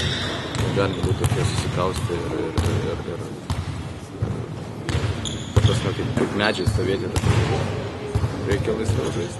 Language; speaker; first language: Lithuanian; native; Lithuanian